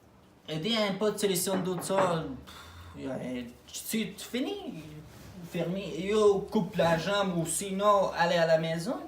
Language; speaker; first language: French; non-native, learner; Arabic